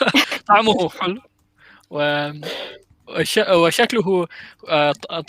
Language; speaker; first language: Arabic; non-native, learner; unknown